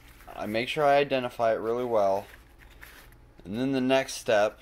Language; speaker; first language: English; native; English